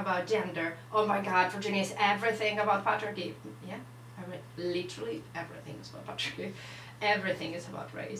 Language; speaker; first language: English; non-native, fluent; Spanish